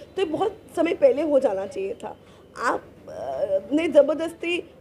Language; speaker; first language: Hindi; native; Hindi